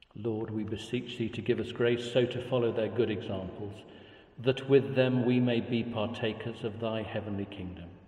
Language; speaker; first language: English; native; English